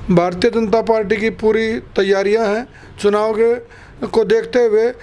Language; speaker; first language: Hindi; native; Hindi